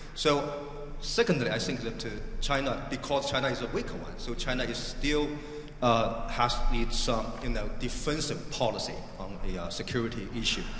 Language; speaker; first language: English; non-native, fluent; Chinese